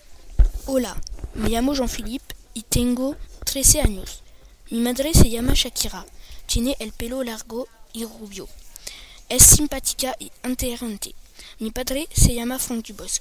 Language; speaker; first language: Spanish; non-native, learner; French